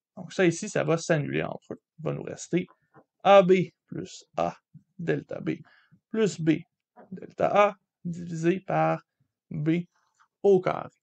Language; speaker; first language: French; native; French